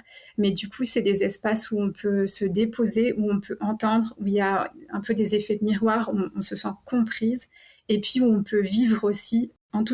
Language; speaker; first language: French; native; French